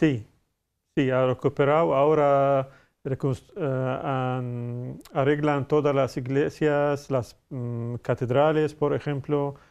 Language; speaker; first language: Spanish; non-native, fluent; Arabic